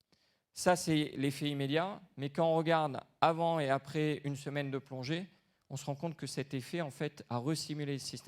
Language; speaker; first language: French; native; French